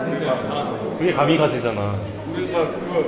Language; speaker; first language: Korean; native; Korean